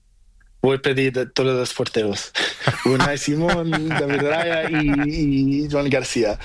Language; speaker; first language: Spanish; non-native, learner; Portuguese